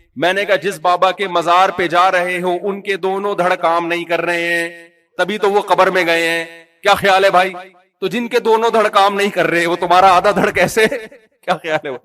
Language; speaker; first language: Urdu; native; Urdu